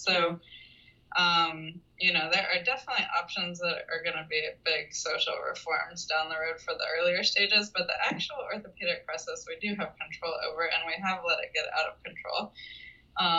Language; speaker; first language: English; native; English